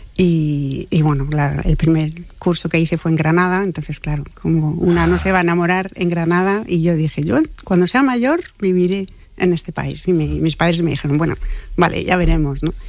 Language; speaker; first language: Spanish; non-native, fluent; French